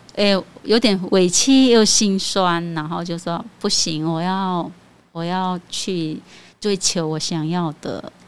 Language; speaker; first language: Chinese; non-native, fluent; Khmer